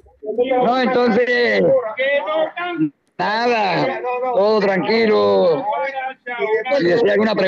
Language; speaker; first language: Spanish; native; Spanish